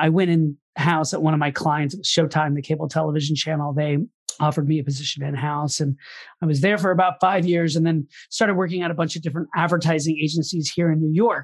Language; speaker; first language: English; native; English